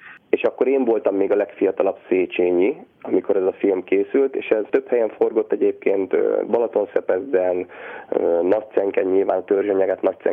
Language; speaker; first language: Hungarian; native; Hungarian